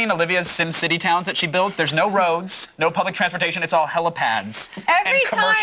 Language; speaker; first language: English; native; English